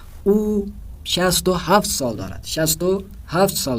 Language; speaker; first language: Persian; non-native, fluent; Urdu